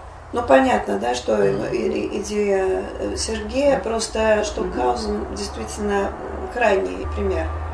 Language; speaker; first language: Russian; native; Russian